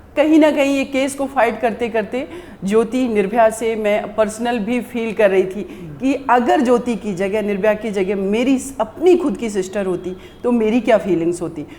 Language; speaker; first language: Hindi; native; Hindi